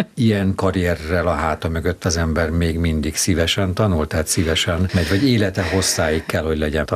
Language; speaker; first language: Hungarian; native; Hungarian